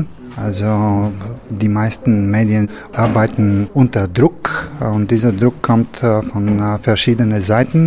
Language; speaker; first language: German; non-native, fluent; Bulgarian